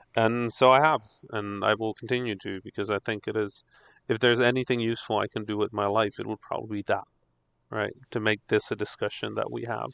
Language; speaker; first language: English; non-native, fluent; Dutch